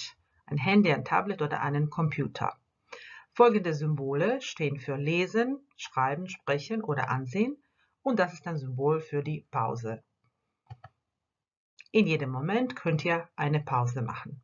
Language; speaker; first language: German; non-native, fluent; Croatian